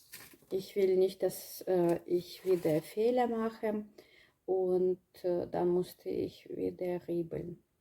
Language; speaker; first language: German; non-native, learner; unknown